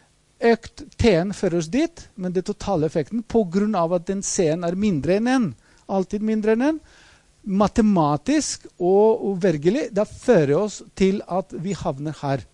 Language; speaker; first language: Norwegian; non-native, fluent; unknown